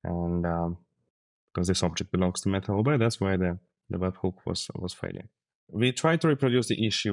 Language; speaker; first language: English; non-native, fluent; Russian